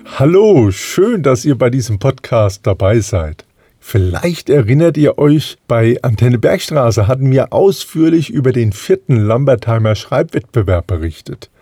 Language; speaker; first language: German; native; German